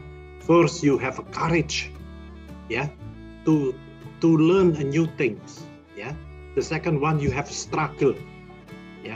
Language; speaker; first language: English; non-native, learner; Indonesian